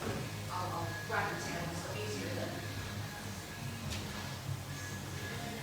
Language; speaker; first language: English; non-native, learner; Spanish